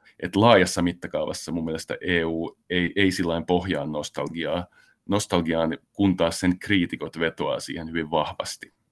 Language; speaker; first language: Finnish; native; Finnish